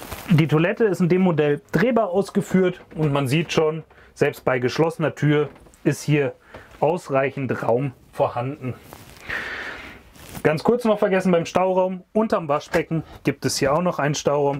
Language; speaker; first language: German; native; German